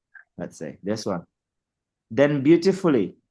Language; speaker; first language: English; non-native, fluent; Indonesian